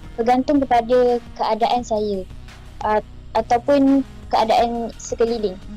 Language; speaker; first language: Malay; native; Malay